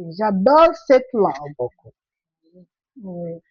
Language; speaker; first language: French; non-native, fluent; Igbo